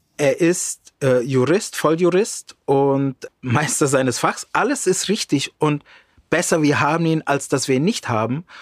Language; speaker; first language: German; early bilingual, other home language; Romany